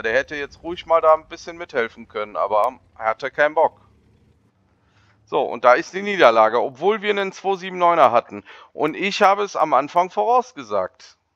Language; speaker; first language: German; native; German